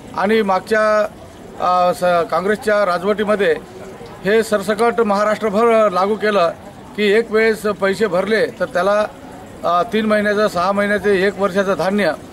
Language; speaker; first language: Marathi; non-native, local second language; Kukna